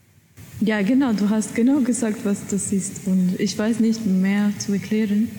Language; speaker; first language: German; non-native, learner; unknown